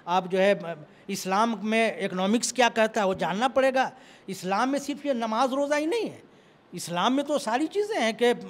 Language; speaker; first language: Hindi; native; Hindi